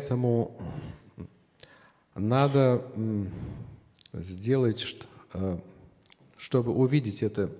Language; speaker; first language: Russian; native; Russian